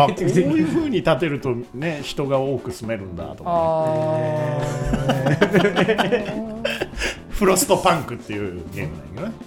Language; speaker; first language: Japanese; native; Japanese